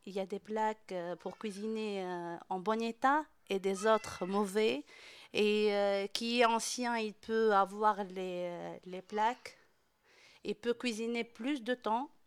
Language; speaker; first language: French; non-native, local second language; Arabic